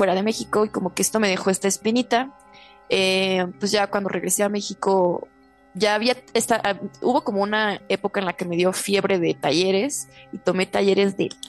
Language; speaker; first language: Spanish; native; Spanish